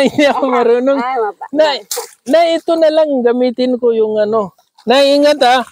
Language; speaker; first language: Filipino; non-native, learner; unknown